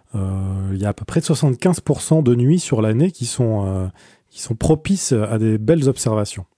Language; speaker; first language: French; native; French